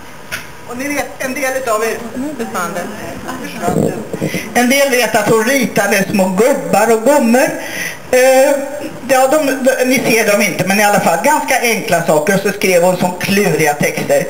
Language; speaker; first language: Swedish; native; Swedish